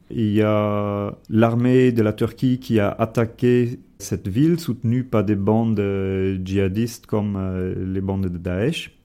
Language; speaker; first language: French; non-native, fluent; German